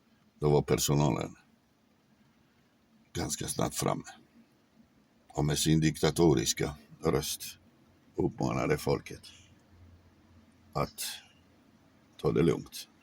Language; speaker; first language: Swedish; non-native, fluent; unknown